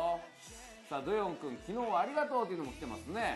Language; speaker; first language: Japanese; native; Japanese